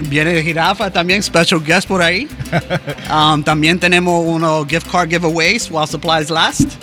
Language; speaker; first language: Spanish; early bilingual, heritage; English